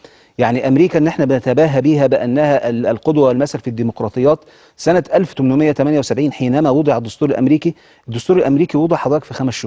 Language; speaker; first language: Arabic; native; Arabic